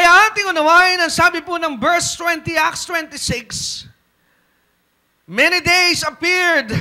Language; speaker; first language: Filipino; native; Filipino